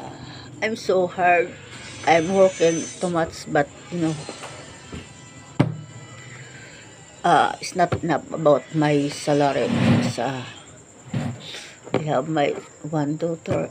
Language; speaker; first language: English; non-native, learner; Filipino